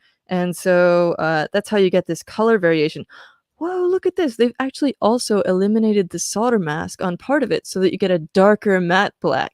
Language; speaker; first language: English; native; English